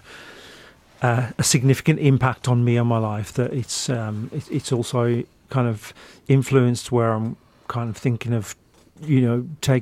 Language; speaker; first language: English; native; English